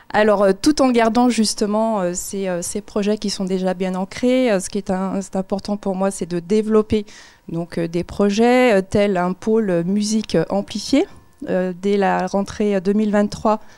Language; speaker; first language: French; native; French